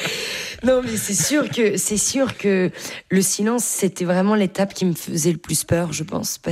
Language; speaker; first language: French; native; French